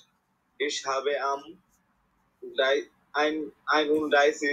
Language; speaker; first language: German; non-native, learner; Bangla